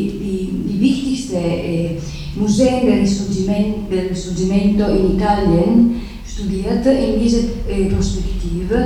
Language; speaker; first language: German; non-native, fluent; Italian